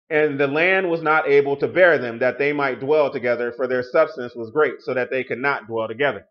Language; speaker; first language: English; native; English